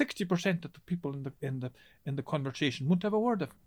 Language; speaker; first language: English; native; English